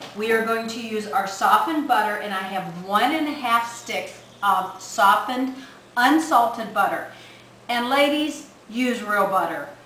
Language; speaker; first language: English; native; English